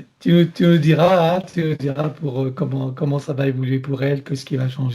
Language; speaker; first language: French; native; French